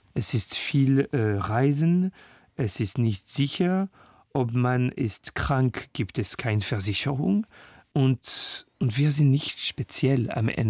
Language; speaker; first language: German; non-native, learner; French